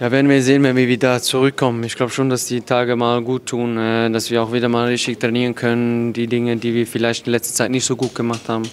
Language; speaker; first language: German; native; German